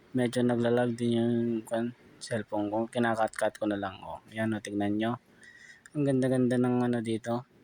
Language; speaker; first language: Filipino; non-native, local second language; Pampanga